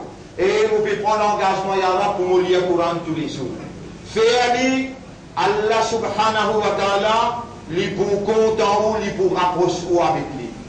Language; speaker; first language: French; non-native, local second language; Morisyen